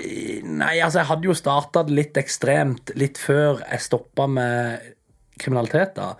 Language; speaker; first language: Norwegian; native; Norwegian